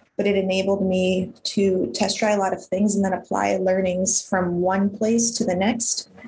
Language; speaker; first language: English; early bilingual, other home language; Russian